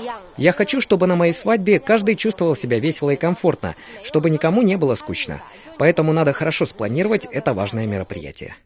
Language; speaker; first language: Russian; native; Russian